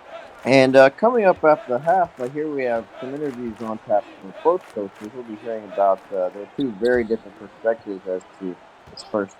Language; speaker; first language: English; native; English